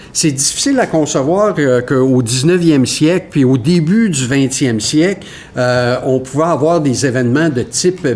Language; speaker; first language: French; native; French